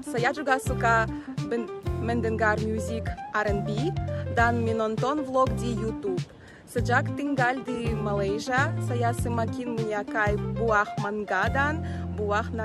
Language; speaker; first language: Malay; non-native, learner; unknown